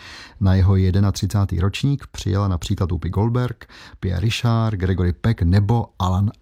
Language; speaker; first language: Czech; native; Czech